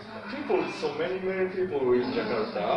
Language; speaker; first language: English; non-native, learner; Japanese